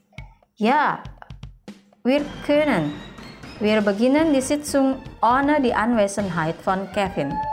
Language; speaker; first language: German; non-native, fluent; Indonesian